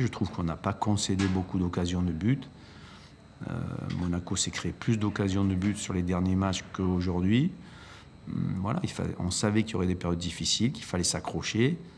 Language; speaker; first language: French; native; French